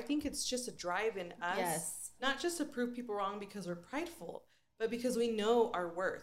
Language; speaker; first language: English; native; English